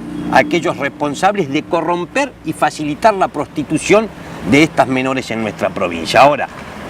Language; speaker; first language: Spanish; native; Spanish